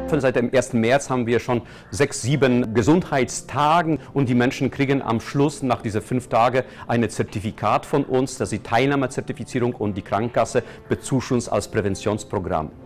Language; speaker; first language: German; non-native, fluent; Polish